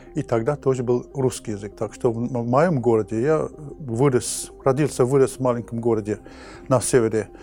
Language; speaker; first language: Russian; non-native, fluent; English